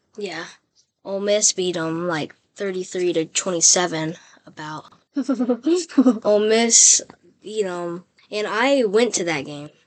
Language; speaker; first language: English; native; English